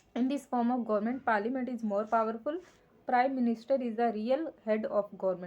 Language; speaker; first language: English; non-native, local second language; Punjabi